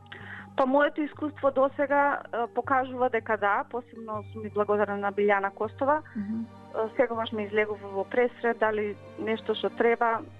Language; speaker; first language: Macedonian; native; Macedonian